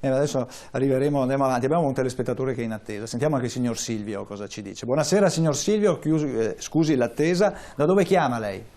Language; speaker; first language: Italian; native; Italian